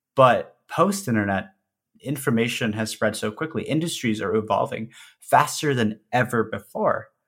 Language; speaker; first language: English; early bilingual, other home language; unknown